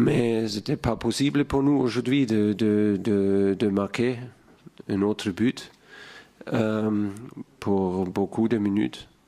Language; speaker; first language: French; non-native, fluent; German